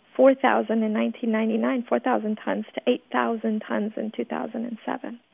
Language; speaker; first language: English; early bilingual, other home language; Persian